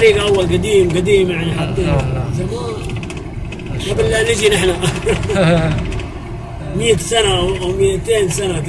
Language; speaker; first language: Arabic; non-native, fluent; Indonesian